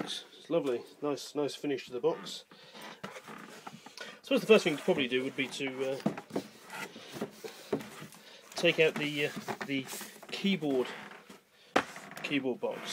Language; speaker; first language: English; native; English